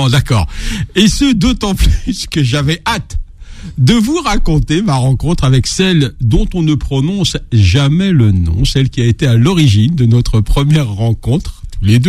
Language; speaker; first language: French; native; French